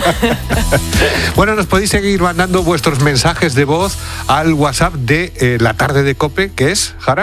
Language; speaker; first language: Spanish; native; Spanish